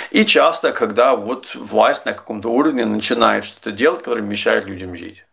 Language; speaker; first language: Russian; non-native, fluent; English